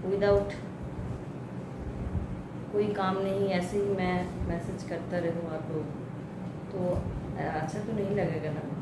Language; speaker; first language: Hindi; non-native, local second language; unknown